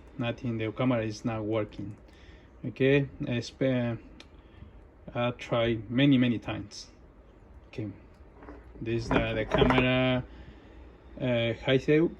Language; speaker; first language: English; non-native, learner; Spanish